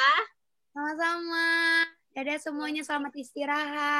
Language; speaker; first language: Indonesian; native; Indonesian